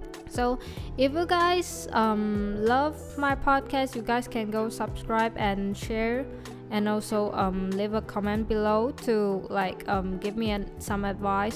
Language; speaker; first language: English; non-native, local second language; Chinese